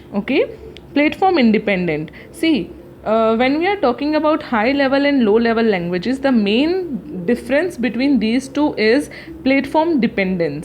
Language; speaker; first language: English; non-native, local second language; Hindi